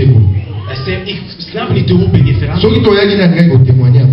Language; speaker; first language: Dutch; non-native, fluent; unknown